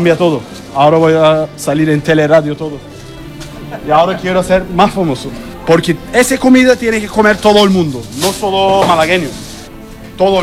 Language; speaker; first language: Spanish; non-native, learner; Turkish